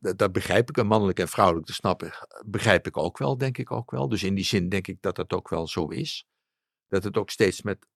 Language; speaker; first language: Dutch; native; Dutch